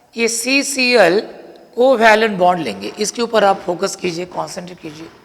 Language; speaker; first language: Hindi; non-native, local second language; Marathi